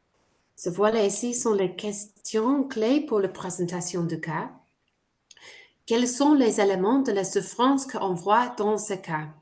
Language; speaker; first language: French; non-native, fluent; English